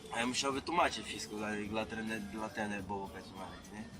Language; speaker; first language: Polish; non-native, learner; Portuguese